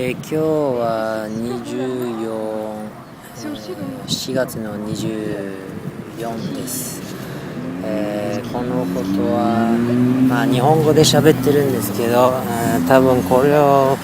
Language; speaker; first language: Japanese; non-native, fluent; French